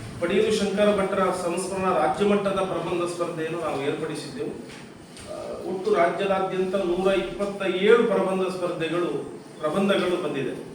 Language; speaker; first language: Kannada; native; Kannada